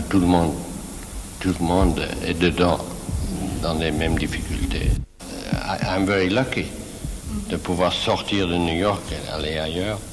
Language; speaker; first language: French; non-native, fluent; Swiss German